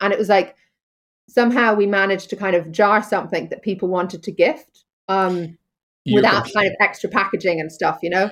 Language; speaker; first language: English; native; English